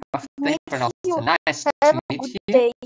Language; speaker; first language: English; non-native, learner; Russian